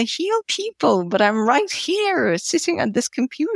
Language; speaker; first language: English; non-native, fluent; Polish